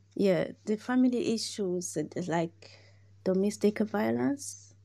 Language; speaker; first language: English; non-native, learner; Rundi